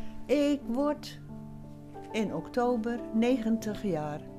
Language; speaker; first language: Dutch; native; Dutch